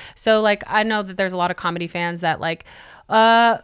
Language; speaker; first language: English; early bilingual, other home language; Spanish